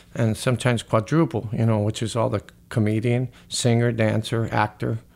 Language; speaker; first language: English; early bilingual, other home language; Spanish